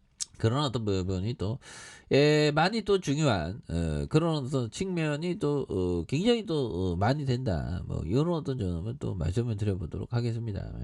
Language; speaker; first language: Korean; native; Korean